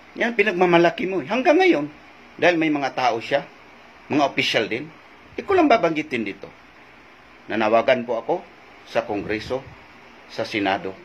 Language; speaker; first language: Filipino; non-native, local second language; Cebuano